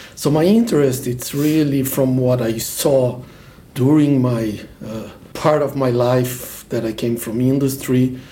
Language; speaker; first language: English; non-native, fluent; Portuguese